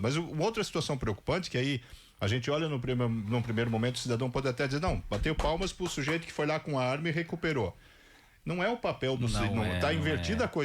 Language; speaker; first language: Portuguese; native; Portuguese